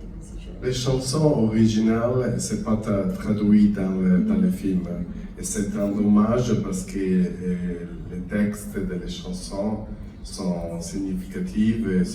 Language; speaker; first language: French; non-native, learner; Italian